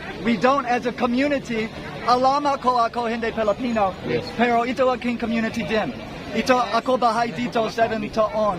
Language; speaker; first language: Filipino; non-native, learner; English